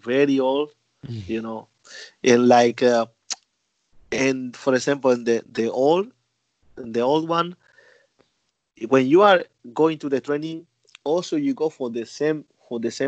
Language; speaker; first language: English; non-native, learner; Spanish